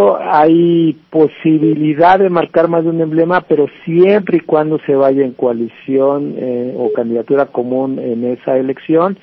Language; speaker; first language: Spanish; native; Spanish